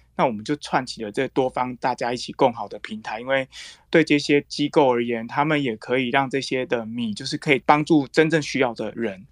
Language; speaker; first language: Chinese; native; Chinese